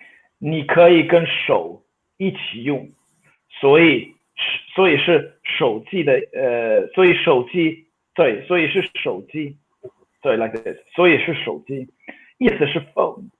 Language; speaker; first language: Chinese; non-native, fluent; Swedish